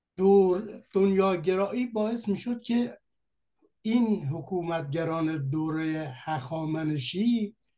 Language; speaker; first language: Persian; native; Persian